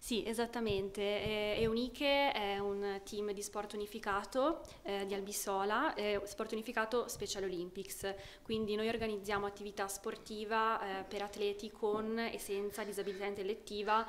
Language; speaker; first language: Italian; native; Italian